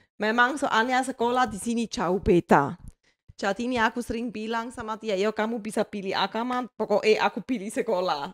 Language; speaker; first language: Indonesian; non-native, fluent; Swiss German